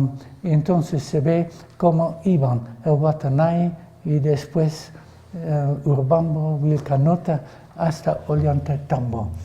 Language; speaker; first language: Spanish; non-native, fluent; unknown